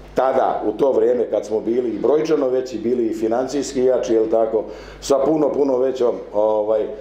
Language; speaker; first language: Croatian; native; Croatian